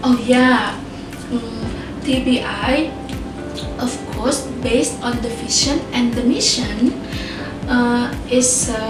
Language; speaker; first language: English; non-native, fluent; Indonesian